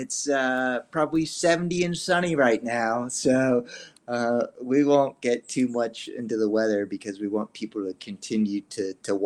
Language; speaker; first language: English; native; English